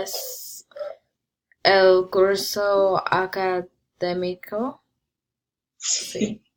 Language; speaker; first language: Spanish; non-native, learner; English